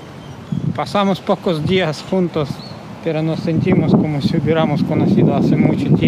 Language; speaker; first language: Spanish; non-native, fluent; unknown